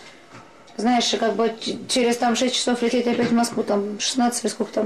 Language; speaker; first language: Russian; native; Russian